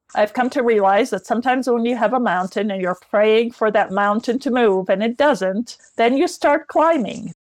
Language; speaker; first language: English; non-native, fluent; Arabic